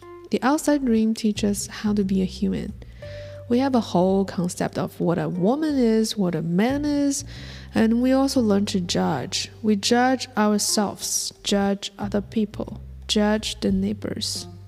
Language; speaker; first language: English; non-native, fluent; Chinese